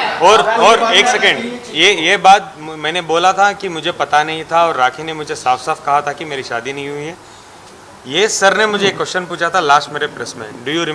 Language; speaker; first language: Hindi; native; Hindi